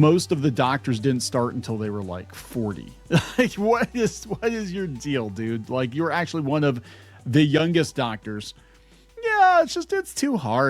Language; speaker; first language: English; native; English